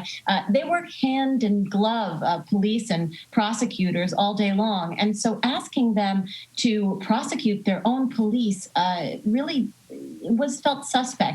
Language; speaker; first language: English; native; English